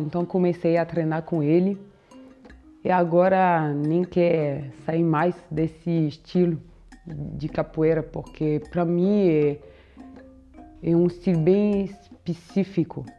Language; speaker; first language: Portuguese; non-native, fluent; French